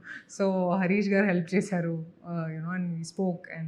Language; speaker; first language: Telugu; non-native, local second language; Hindi